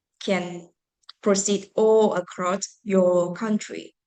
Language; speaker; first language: English; non-native, fluent; Vietnamese